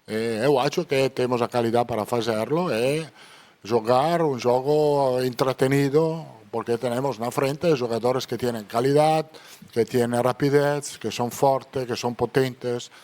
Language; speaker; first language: Portuguese; non-native, learner; Italian